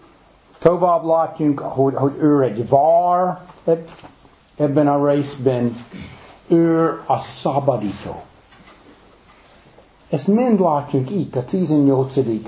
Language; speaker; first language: Hungarian; early bilingual, heritage; English